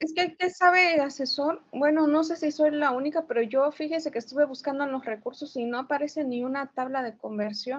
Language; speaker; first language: Spanish; native; Spanish